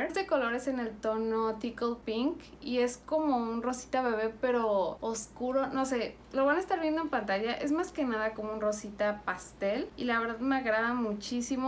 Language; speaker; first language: Spanish; native; Spanish